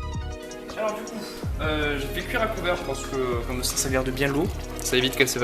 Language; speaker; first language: French; native; French